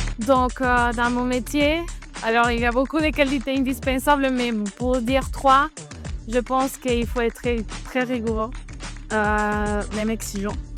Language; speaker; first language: French; non-native, fluent; Spanish